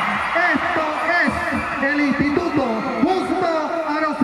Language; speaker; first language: Spanish; native; Spanish